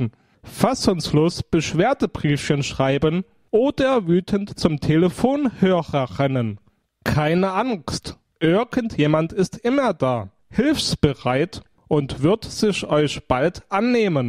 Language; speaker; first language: German; native; German